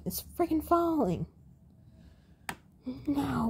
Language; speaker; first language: English; native; English